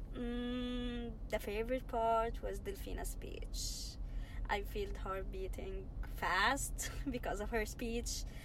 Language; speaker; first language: English; non-native, fluent; Arabic